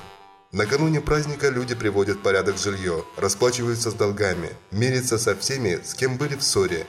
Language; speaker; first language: Russian; non-native, local second language; Kyrgyz